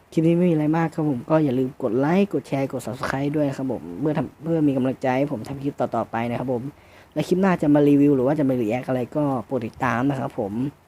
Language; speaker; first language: Thai; native; Thai